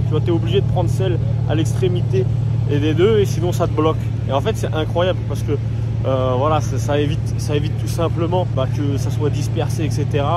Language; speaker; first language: French; native; French